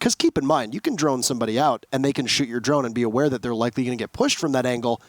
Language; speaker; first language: English; native; English